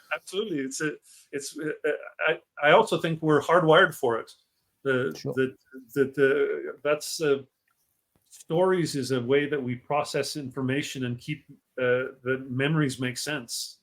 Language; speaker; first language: English; native; English